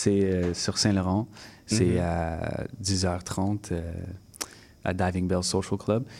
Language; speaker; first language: French; non-native, local second language; English